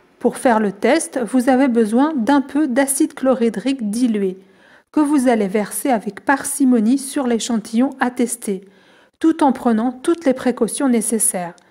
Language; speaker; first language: French; native; French